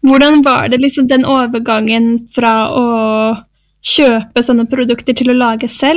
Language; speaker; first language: Norwegian; native; Norwegian